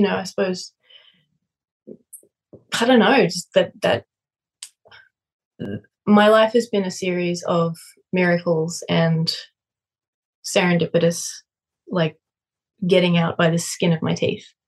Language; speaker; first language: English; native; English